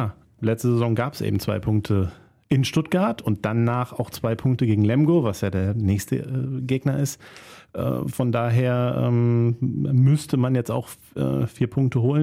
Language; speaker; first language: German; native; German